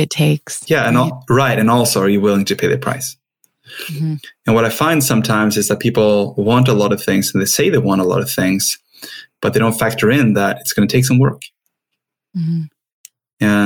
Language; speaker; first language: English; non-native, fluent; Swedish